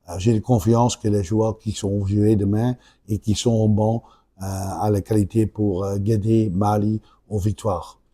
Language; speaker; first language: French; non-native, local second language; Dutch